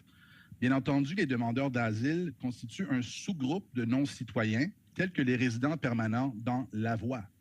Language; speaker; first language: French; native; French